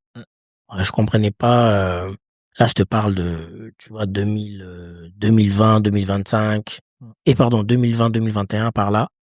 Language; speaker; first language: French; non-native, local second language; Lingala